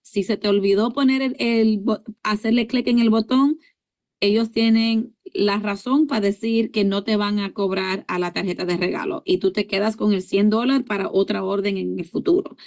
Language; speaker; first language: Spanish; early bilingual, heritage; English